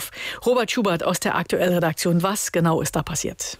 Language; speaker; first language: German; native; German